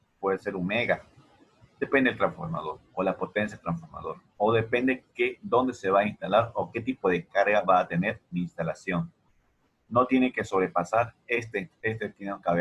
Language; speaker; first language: Spanish; native; Spanish